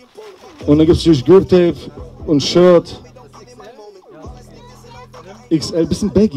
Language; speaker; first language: German; native; German